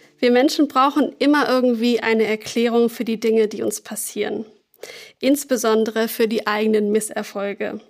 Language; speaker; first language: German; native; German